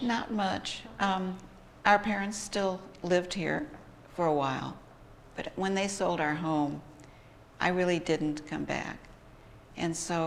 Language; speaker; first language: English; native; English